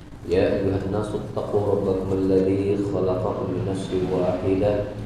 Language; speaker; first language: Indonesian; native; Indonesian